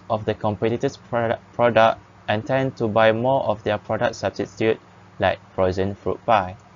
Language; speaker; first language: English; non-native, local second language; Malay